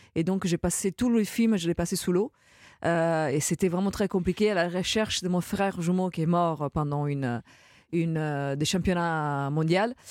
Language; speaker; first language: French; non-native, fluent; Italian